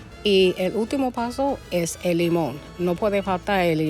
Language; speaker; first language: Spanish; early bilingual, heritage; Spanish